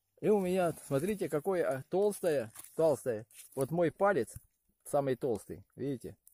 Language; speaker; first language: Russian; non-native, local second language; Ukrainian